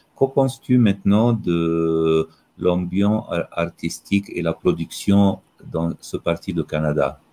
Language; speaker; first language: French; non-native, fluent; Arabic